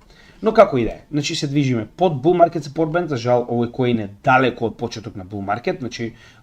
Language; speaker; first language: Macedonian; native; Macedonian